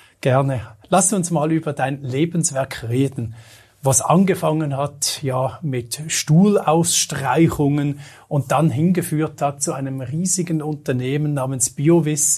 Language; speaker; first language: German; native; German